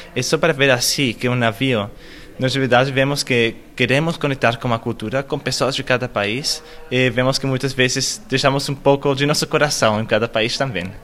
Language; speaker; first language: Portuguese; non-native, learner; German